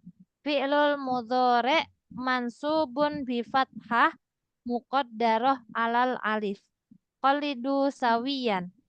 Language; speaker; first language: Arabic; non-native, fluent; Indonesian